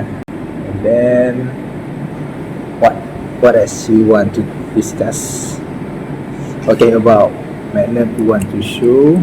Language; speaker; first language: English; non-native, learner; Malay